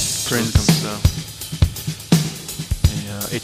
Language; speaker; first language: French; non-native, fluent; English